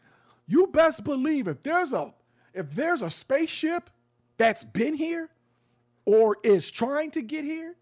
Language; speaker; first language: English; native; English